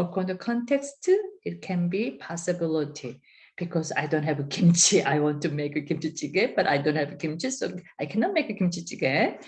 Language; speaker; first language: English; non-native, fluent; Korean